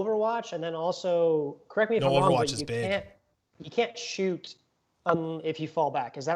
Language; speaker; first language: English; native; English